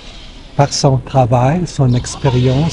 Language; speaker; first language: French; non-native, fluent; German